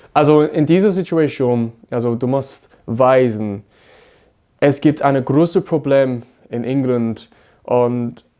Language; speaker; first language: German; non-native, learner; English